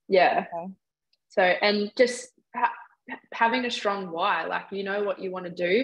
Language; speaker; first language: English; native; English